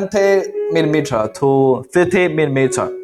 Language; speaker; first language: English; non-native, learner; Chinese